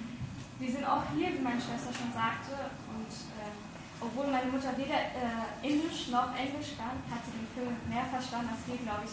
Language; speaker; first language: German; early bilingual, other home language; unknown